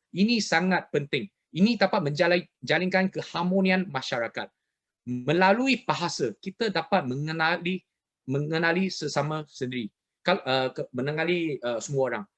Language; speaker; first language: Malay; non-native, local second language; Chinese